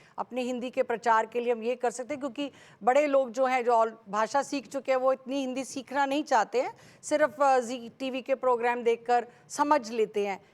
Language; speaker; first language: Hindi; native; Hindi